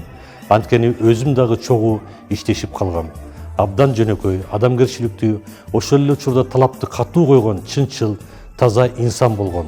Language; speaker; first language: Kyrgyz; native; Kyrgyz